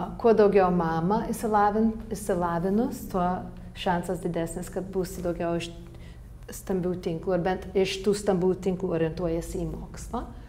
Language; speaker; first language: Lithuanian; early bilingual, heritage; Lithuanian